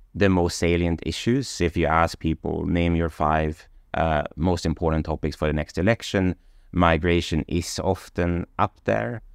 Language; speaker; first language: English; non-native, fluent; Swedish